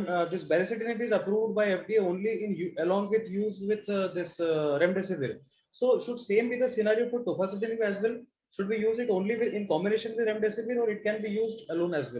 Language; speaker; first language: English; non-native, local second language; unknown